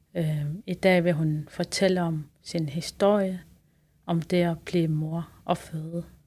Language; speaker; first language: Danish; non-native, local second language; Kalaallisut